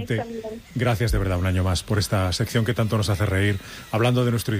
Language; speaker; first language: Spanish; native; Spanish